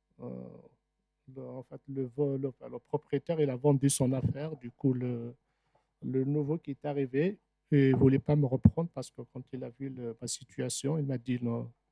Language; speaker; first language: French; non-native, local second language; Arabic